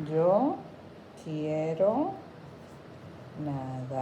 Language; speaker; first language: Spanish; non-native, fluent; English